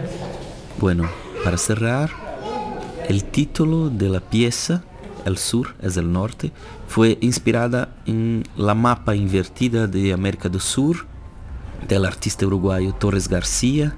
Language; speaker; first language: Spanish; non-native, fluent; Portuguese